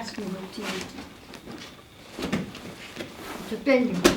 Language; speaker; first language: Russian; non-native, local second language; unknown